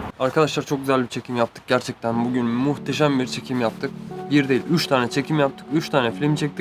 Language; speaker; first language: Turkish; native; Turkish